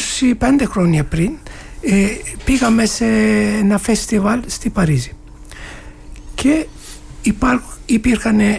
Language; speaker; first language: Greek; non-native, learner; Turkish